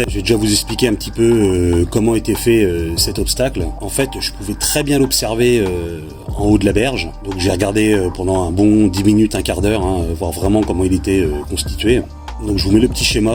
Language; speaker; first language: French; native; French